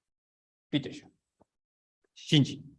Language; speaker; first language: German; non-native, fluent; Japanese